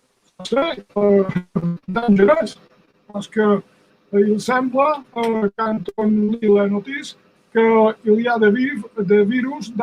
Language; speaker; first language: French; non-native, fluent; Spanish